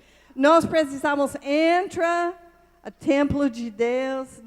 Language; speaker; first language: Portuguese; non-native, learner; English